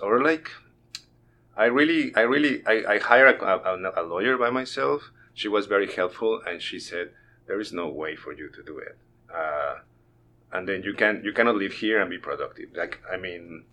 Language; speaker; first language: English; non-native, fluent; Spanish